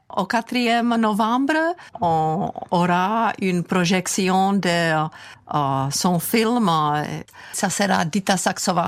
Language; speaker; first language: French; non-native, fluent; Czech